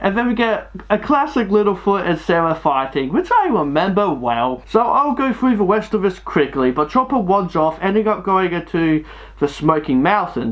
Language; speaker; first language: English; native; English